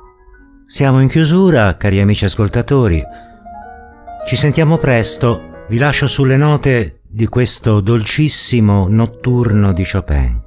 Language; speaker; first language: Italian; native; Italian